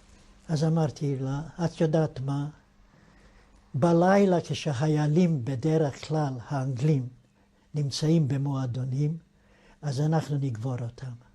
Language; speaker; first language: Hebrew; non-native, fluent; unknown